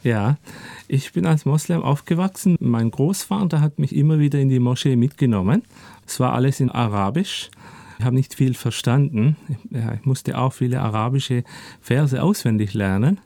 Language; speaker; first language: German; early bilingual, other home language; Turkish